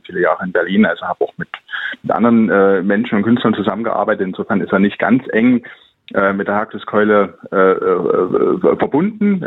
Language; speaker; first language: German; native; German